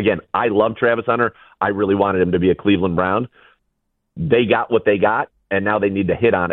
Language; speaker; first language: English; native; English